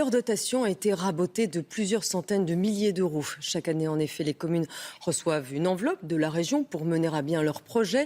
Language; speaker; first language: French; native; French